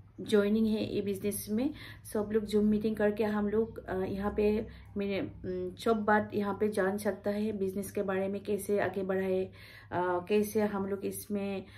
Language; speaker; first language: Hindi; non-native, local second language; Bangla